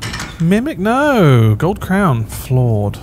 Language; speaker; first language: English; native; English